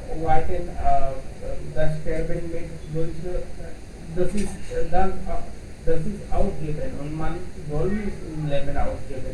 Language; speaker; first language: German; non-native, learner; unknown